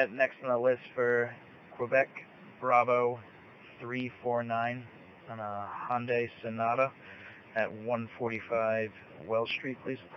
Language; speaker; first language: English; native; English